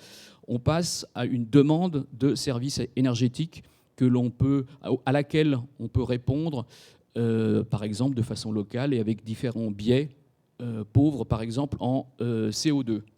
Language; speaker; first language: French; native; French